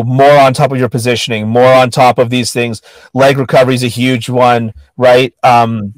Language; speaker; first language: English; native; English